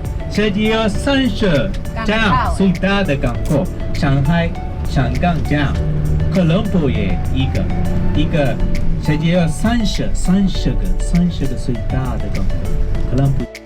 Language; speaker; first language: Chinese; non-native, learner; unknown